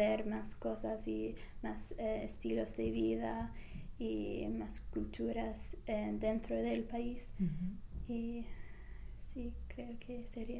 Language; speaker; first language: Spanish; non-native, fluent; English